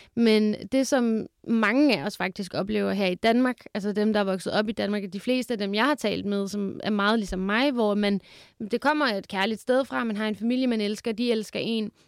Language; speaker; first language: Danish; early bilingual, other home language; Kurdish